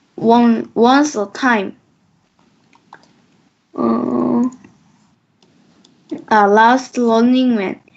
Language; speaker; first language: English; non-native, learner; Korean